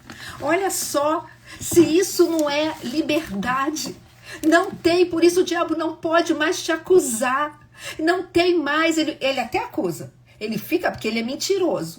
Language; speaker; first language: Portuguese; native; Portuguese